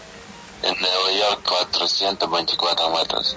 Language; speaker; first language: Spanish; non-native, learner; Russian